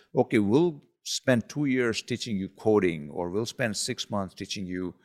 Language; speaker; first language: English; non-native, local second language; Gujarati